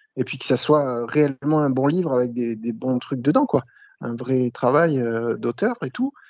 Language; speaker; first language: French; native; French